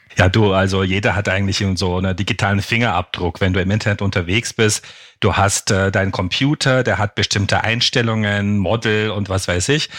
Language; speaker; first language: German; non-native, fluent; Turkish